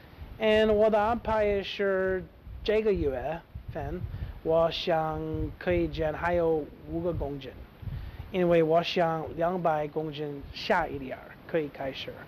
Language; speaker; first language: Chinese; non-native, learner; English